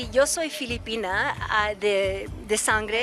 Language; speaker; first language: Spanish; native; Spanish